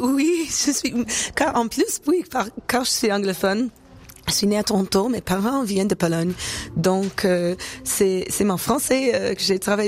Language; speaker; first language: French; non-native, local second language; English